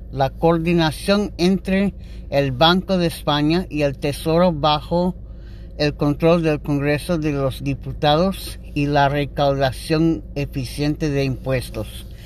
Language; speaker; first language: Spanish; non-native, learner; English